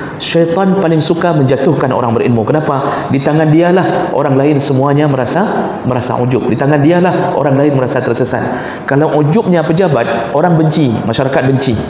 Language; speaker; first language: Malay; non-native, local second language; Achinese